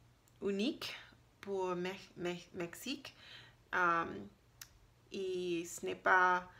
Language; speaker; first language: French; non-native, learner; English